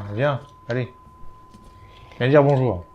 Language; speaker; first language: French; native; French